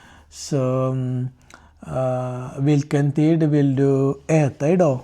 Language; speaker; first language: Swedish; non-native, learner; Malayalam